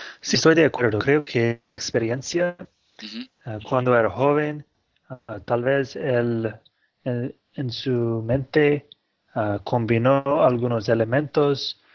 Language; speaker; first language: Spanish; non-native, fluent; English